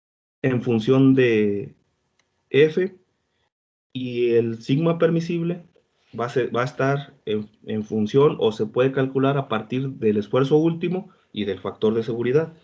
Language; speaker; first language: Spanish; native; Spanish